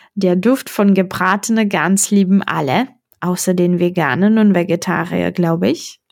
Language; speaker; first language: German; non-native, fluent; Czech